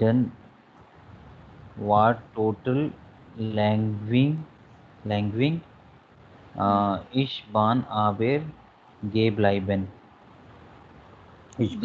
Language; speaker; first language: German; non-native, learner; Hindi